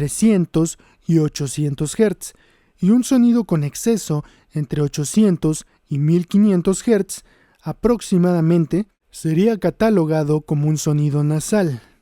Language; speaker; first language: Spanish; native; Spanish